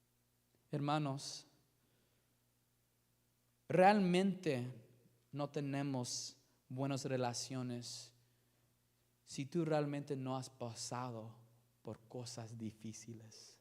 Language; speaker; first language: Spanish; non-native, learner; English